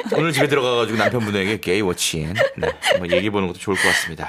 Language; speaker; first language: Korean; native; Korean